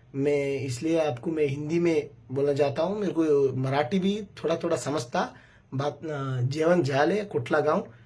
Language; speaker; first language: Hindi; non-native, local second language; Telugu